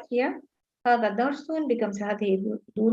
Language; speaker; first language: Arabic; non-native, learner; English